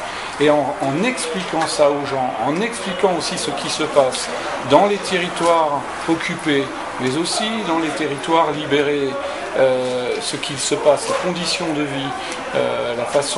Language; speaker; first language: French; native; French